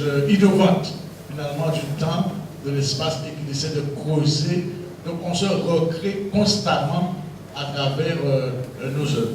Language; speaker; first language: French; native; French